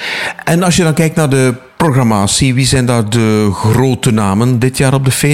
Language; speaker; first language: Dutch; native; Dutch